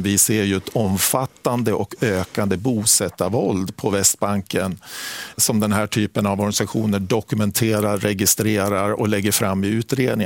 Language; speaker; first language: Swedish; native; Swedish